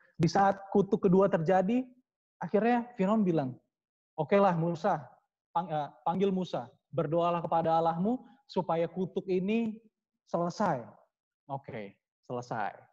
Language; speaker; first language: Indonesian; native; Indonesian